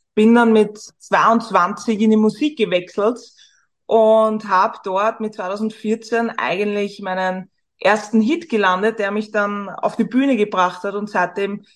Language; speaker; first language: German; native; German